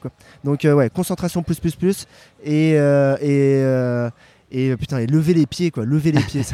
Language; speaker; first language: French; native; French